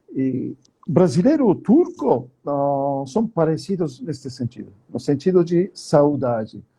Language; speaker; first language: Portuguese; non-native, fluent; Turkish